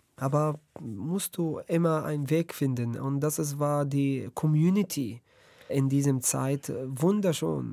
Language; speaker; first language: German; non-native, learner; Arabic